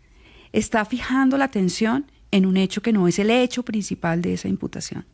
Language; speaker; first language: Spanish; native; Spanish